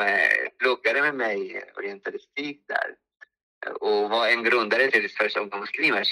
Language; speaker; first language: Swedish; non-native, fluent; Arabic